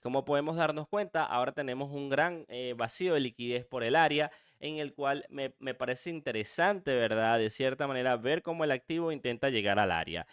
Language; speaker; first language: Spanish; native; Spanish